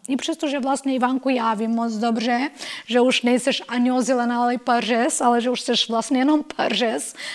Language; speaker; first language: Czech; non-native, fluent; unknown